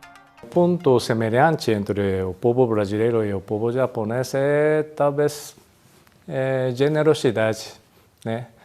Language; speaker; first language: Portuguese; non-native, fluent; Japanese